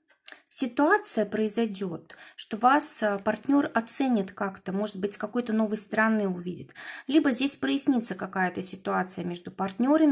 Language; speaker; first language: Russian; native; Russian